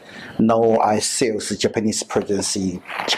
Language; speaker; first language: English; non-native, learner; Chinese